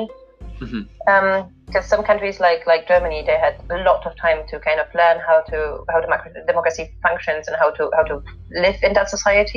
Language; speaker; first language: English; non-native, fluent; Polish